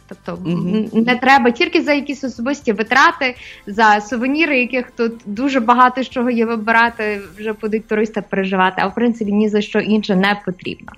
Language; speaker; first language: Ukrainian; native; Ukrainian